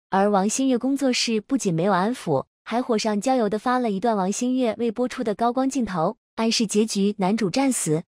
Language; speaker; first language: Chinese; native; Chinese